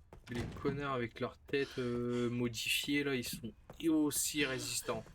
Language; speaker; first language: French; native; French